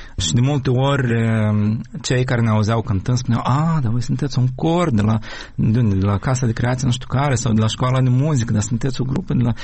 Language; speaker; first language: Romanian; native; Romanian